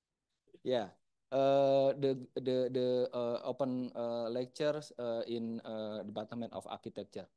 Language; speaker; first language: English; non-native, fluent; Indonesian